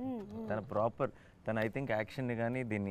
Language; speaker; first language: Telugu; native; Telugu